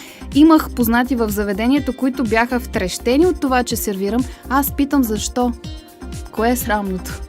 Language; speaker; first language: Bulgarian; native; Bulgarian